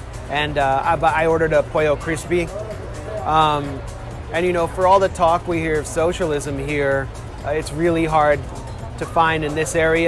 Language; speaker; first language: English; native; English